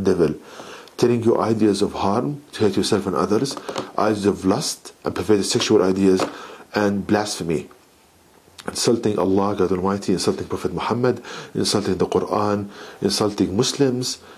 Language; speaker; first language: English; non-native, fluent; Arabic